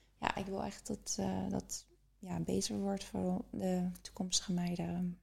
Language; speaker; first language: Dutch; early bilingual, other home language; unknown